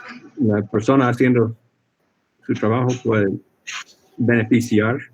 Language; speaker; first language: Spanish; non-native, fluent; English